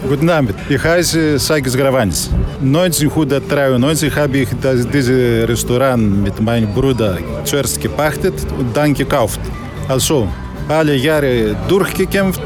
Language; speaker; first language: German; non-native, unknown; Greek